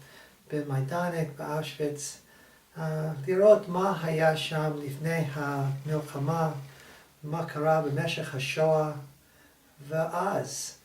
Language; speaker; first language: Hebrew; non-native, fluent; English